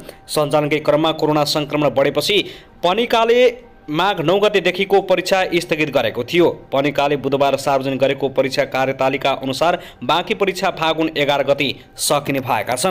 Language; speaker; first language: Nepali; native; Nepali